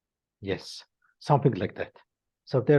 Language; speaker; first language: English; non-native, learner; Mongolian